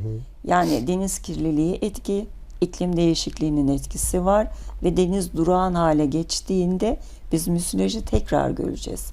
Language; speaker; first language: Turkish; native; Turkish